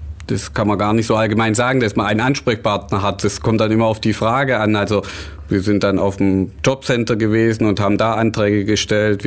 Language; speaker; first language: German; native; German